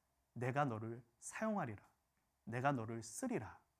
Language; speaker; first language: Korean; native; Korean